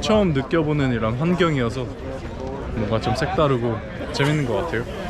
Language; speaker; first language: Korean; early bilingual, heritage; Korean